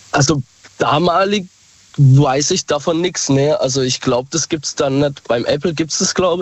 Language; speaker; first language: German; native; German